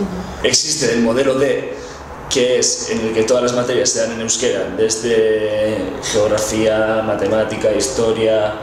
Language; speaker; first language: Spanish; non-native, local second language; Basque